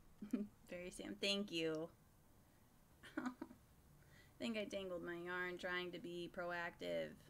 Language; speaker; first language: English; native; English